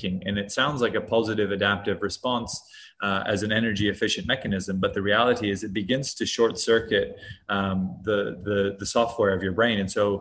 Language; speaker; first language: English; native; English